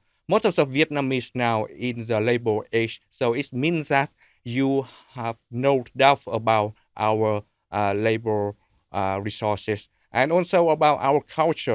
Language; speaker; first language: English; non-native, learner; Vietnamese